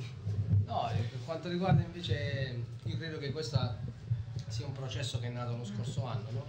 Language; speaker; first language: Italian; native; Italian